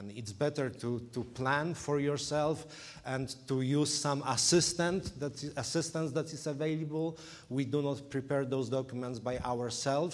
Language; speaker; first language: English; non-native, fluent; Polish